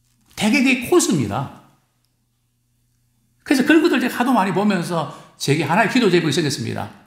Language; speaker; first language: Korean; native; Korean